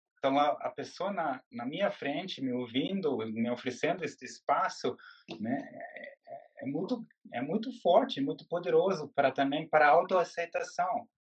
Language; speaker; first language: Portuguese; non-native, fluent; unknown